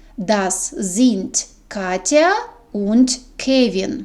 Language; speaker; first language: German; non-native, fluent; Ukrainian